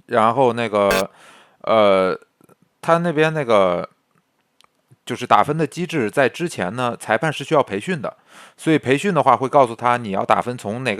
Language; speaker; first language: Chinese; native; Chinese